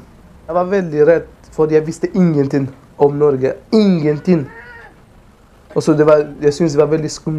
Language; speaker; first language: Norwegian; non-native, learner; Kurdish